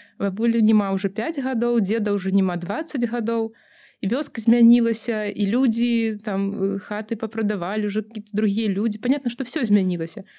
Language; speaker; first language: Belarusian; non-native, local second language; Russian